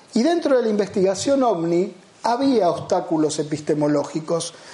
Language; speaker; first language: Spanish; native; Spanish